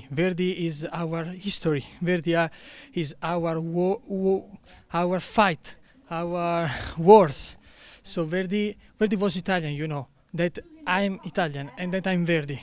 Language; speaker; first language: English; non-native, fluent; Italian